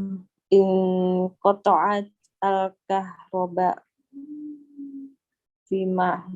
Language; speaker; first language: Arabic; non-native, learner; Indonesian